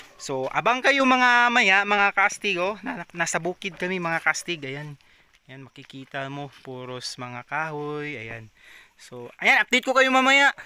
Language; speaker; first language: Filipino; non-native, local second language; Cebuano